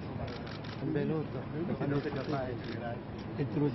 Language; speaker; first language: Italian; non-native, fluent; Korean